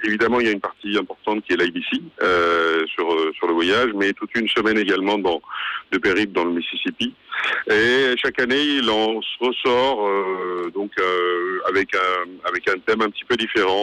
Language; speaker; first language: French; native; French